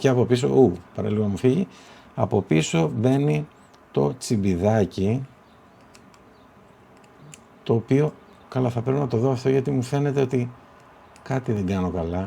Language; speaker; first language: Greek; native; Greek